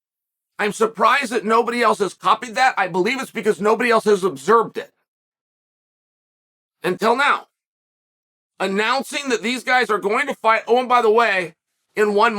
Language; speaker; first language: English; native; English